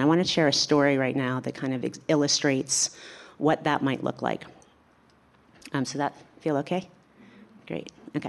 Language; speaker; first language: English; native; English